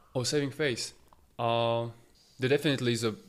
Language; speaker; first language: English; non-native, fluent; Slovak